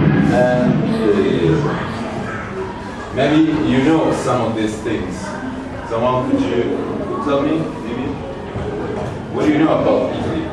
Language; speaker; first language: English; non-native, learner; Italian